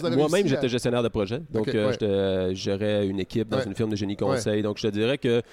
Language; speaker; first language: French; native; French